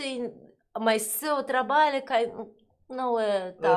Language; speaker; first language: Portuguese; non-native, learner; Russian